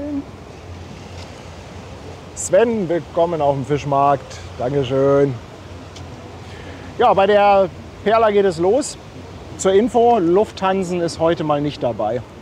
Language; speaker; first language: German; native; German